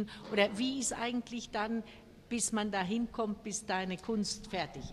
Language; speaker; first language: German; non-native, fluent; Spanish